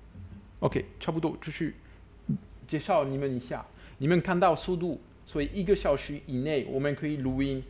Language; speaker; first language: Chinese; non-native, learner; French